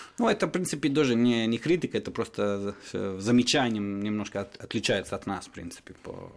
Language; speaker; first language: Russian; non-native, fluent; Italian